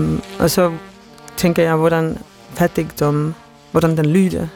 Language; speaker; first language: Danish; non-native, fluent; Estonian